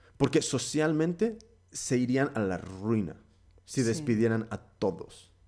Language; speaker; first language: Spanish; early bilingual, heritage; Spanish